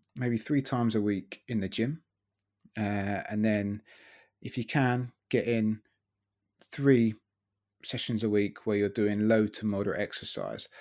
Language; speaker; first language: English; native; English